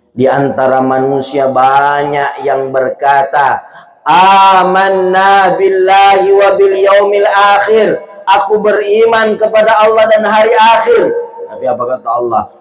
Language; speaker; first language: Indonesian; non-native, local second language; Buginese